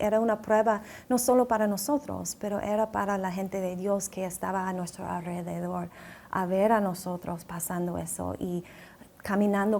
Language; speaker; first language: Spanish; non-native, fluent; English